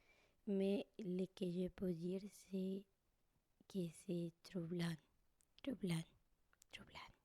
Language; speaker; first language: French; non-native, learner; Spanish